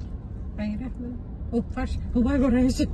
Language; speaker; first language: Dutch; non-native, fluent; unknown